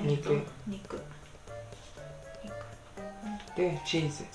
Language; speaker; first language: Japanese; non-native, learner; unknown